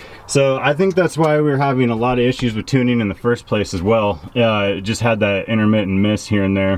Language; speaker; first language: English; native; English